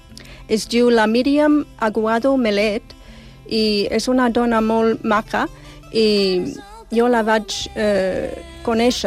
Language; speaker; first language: Catalan; non-native, fluent; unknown